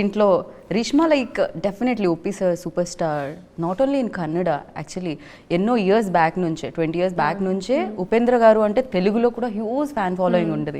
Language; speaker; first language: Telugu; native; Telugu